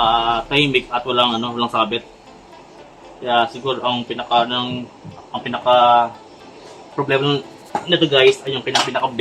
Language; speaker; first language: Filipino; native; Filipino